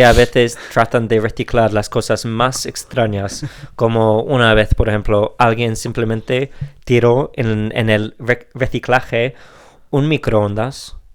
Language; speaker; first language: Spanish; non-native, fluent; English